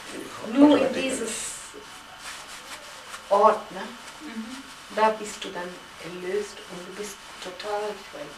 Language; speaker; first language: German; non-native, fluent; Gujarati